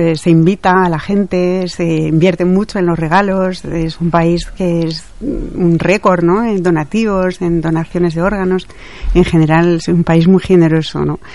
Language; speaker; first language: Spanish; non-native, fluent; French